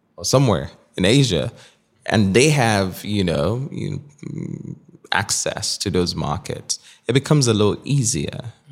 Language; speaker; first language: English; non-native, local second language; Igbo